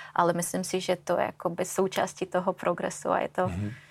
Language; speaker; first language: Czech; non-native, fluent; Russian